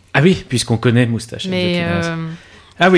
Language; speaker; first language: French; native; French